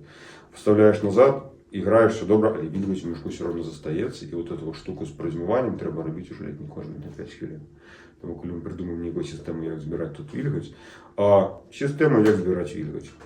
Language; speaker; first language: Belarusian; non-native, local second language; Russian